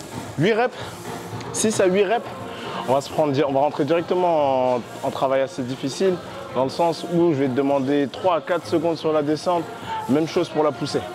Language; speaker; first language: French; native; French